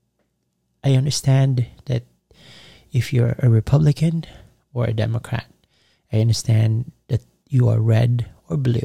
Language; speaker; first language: English; non-native, local second language; Filipino